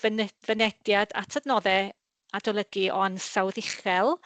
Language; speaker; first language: Welsh; native; Welsh